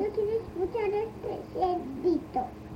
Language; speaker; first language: Spanish; early bilingual, heritage; Spanish